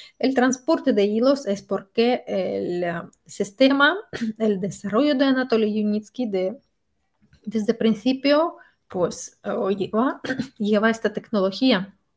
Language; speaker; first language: Spanish; non-native, fluent; Russian